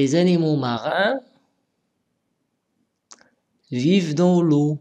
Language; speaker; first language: French; non-native, local second language; Arabic